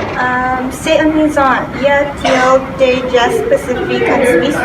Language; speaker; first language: French; non-native, learner; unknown